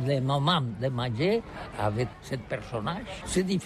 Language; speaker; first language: French; non-native, fluent; Catalan